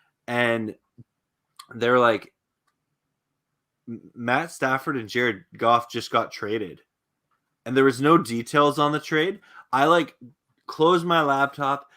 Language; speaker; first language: English; native; English